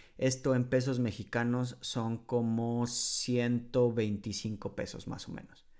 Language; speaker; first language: Spanish; native; Spanish